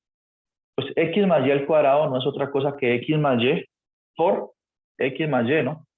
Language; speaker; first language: Spanish; native; Spanish